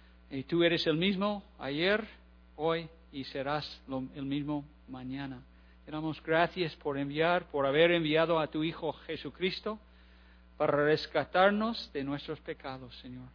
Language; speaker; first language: Spanish; non-native, fluent; English